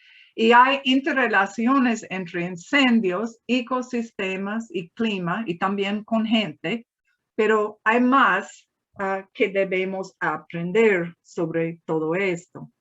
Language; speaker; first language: Spanish; non-native, fluent; English